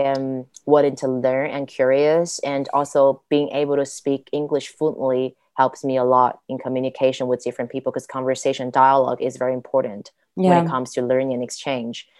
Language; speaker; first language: English; non-native, fluent; Chinese